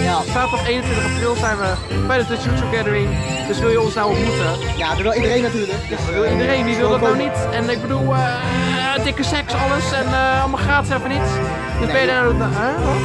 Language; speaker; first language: Dutch; native; Dutch